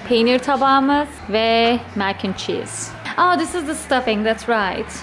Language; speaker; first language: English; non-native, fluent; Turkish